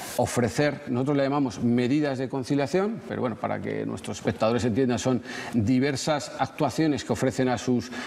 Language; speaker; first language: Spanish; native; Spanish